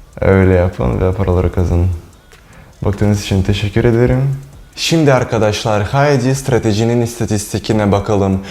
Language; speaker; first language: Turkish; non-native, learner; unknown